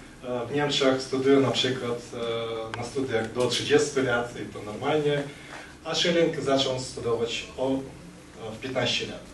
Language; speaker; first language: Polish; non-native, fluent; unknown